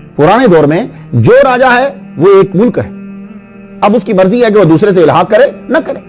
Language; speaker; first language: Urdu; native; Urdu